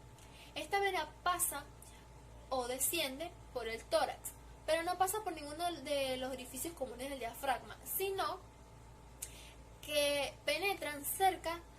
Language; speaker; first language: Spanish; native; Spanish